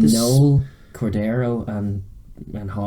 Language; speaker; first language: English; native; English